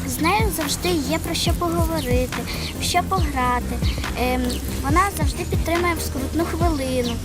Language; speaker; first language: Ukrainian; non-native, local second language; Russian